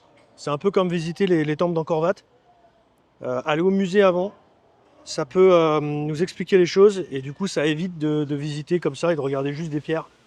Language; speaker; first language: French; native; French